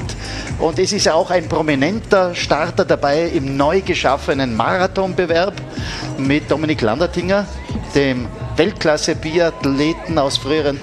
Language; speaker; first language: German; native; German